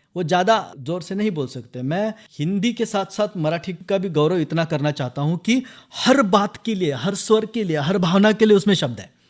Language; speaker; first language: Hindi; non-native, local second language; Marathi